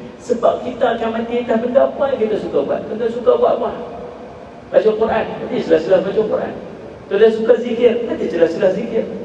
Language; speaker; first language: Malay; native; Malay